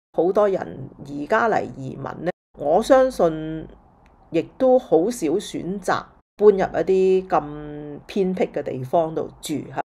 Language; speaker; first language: Cantonese; early bilingual, heritage; Cantonese